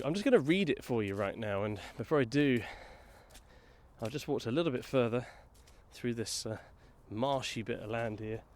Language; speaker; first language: English; native; English